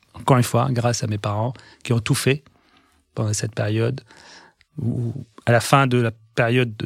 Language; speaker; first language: French; non-native, local second language; Arabic